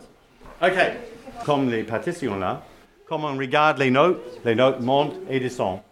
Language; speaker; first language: French; non-native, learner; English